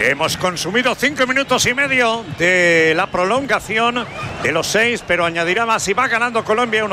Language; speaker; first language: Spanish; native; Spanish